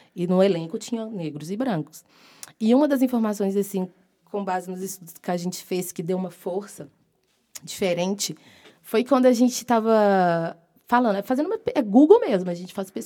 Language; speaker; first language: Portuguese; native; Portuguese